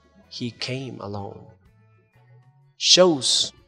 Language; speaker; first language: English; non-native, fluent; Spanish